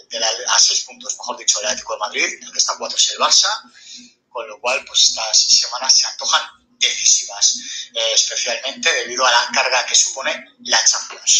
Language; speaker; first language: Spanish; native; Spanish